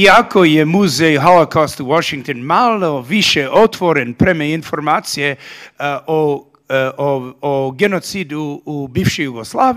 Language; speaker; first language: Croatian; early bilingual, heritage; Serbian